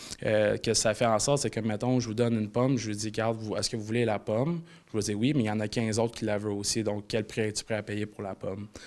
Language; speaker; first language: French; native; French